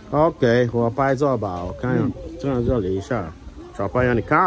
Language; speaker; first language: Chinese; non-native, learner; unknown